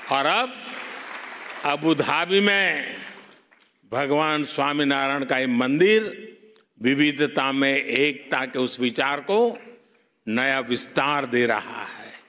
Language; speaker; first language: Hindi; non-native, local second language; Gujarati